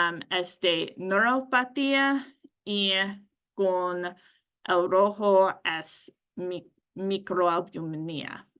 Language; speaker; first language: Spanish; non-native, learner; English